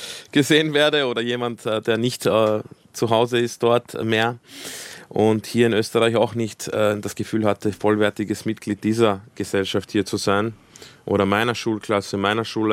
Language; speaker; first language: German; early bilingual, other home language; Croatian